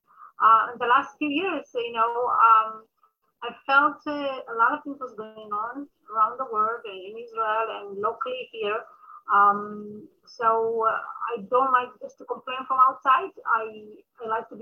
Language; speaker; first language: English; non-native, fluent; Amharic